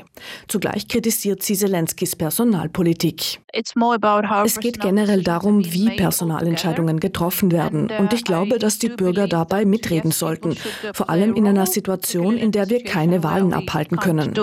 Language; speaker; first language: German; native; German